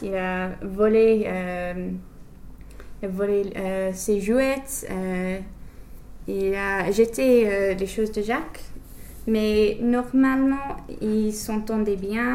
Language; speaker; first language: French; non-native, learner; English